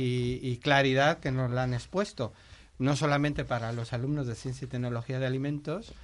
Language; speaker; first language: Spanish; native; Spanish